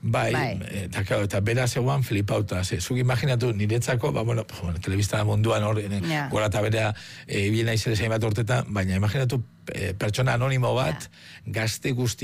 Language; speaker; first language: Basque; native; Basque